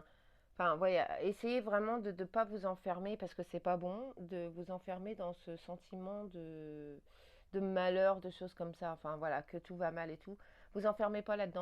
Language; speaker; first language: French; native; French